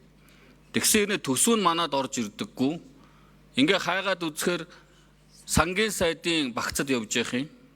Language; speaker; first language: Mongolian; native; Mongolian